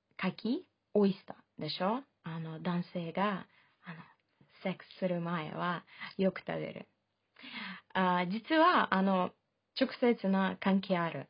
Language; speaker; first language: Japanese; non-native, fluent; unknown